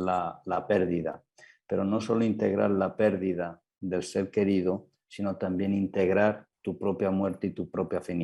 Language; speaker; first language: Spanish; native; Spanish